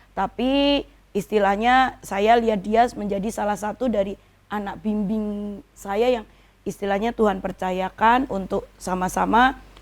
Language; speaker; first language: Indonesian; native; Indonesian